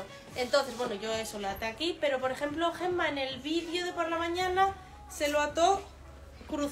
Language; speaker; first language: Spanish; native; Spanish